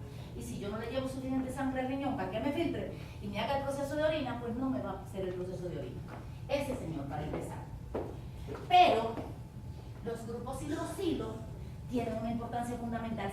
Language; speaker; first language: Spanish; native; Spanish